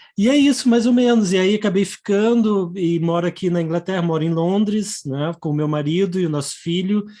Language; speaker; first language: Portuguese; native; Portuguese